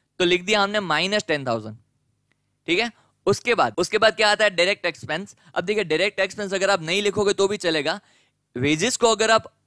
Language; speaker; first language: Hindi; non-native, local second language; Gujarati